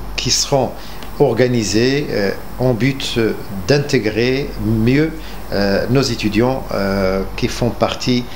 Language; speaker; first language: French; non-native, local second language; Arabic